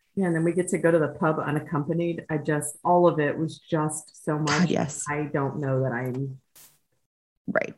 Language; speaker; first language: English; native; English